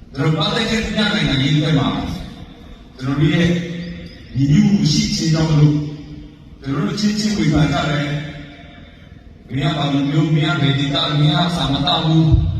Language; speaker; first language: Burmese; non-native, local second language; Western Kayah